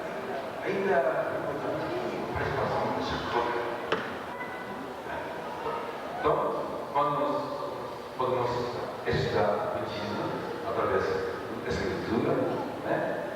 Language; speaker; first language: Portuguese; non-native, learner; Japanese